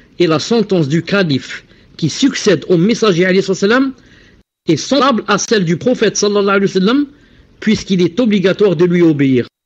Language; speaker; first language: French; non-native, local second language; Arabic